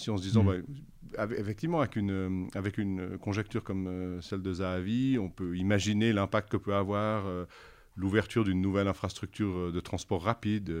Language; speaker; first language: French; native; French